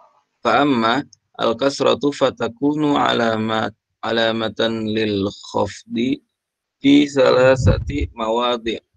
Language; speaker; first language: Arabic; non-native, learner; Indonesian